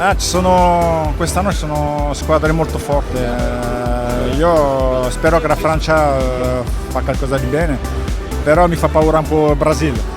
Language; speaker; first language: Italian; non-native, fluent; French